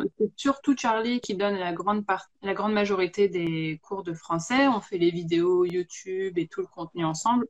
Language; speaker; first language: French; native; French